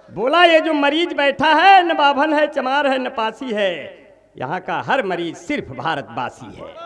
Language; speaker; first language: Hindi; native; Hindi